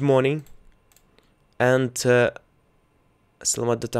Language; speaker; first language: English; non-native, learner; Russian